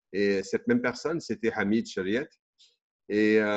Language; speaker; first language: French; early bilingual, other home language; Kabyle